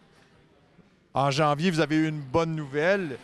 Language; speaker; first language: French; native; French